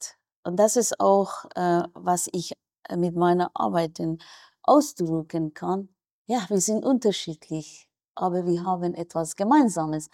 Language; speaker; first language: German; non-native, fluent; Persian